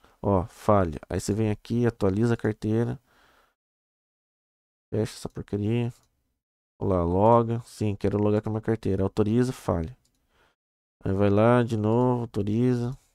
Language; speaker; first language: Portuguese; native; Portuguese